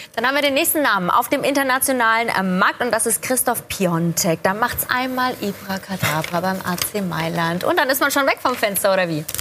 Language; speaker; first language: German; native; German